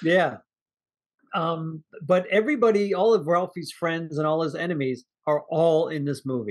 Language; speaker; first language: English; native; English